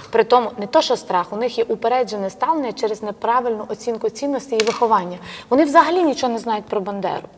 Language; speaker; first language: Ukrainian; native; Ukrainian